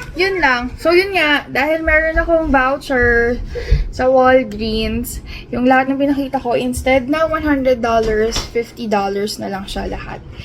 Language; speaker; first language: Filipino; native; Filipino